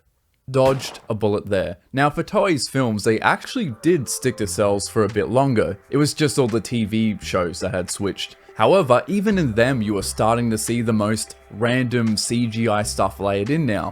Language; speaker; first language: English; native; English